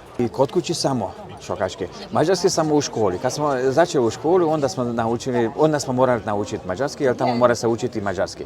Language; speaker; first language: Bosnian; early bilingual, heritage; Croatian